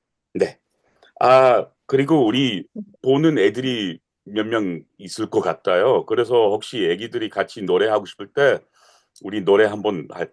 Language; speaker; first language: Korean; non-native, learner; English